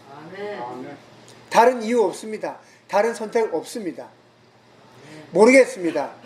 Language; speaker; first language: Korean; native; Korean